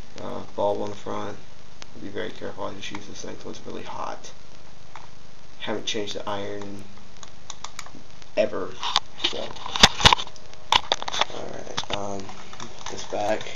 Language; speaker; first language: English; native; English